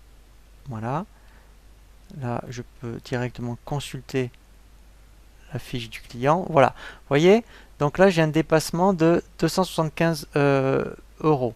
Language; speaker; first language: French; native; French